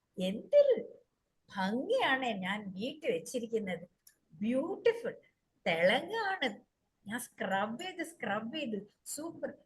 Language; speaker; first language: Malayalam; early bilingual, heritage; Malayalam